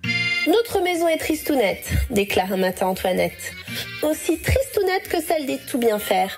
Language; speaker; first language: French; native; French